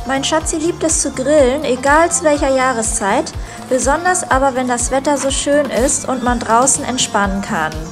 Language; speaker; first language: German; native; German